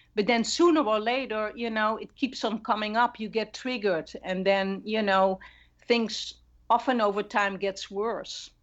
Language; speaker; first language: English; non-native, fluent; Dutch